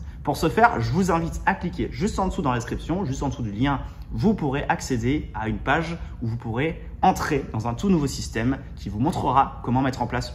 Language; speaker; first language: French; native; French